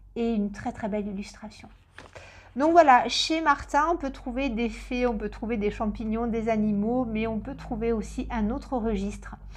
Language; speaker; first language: French; native; French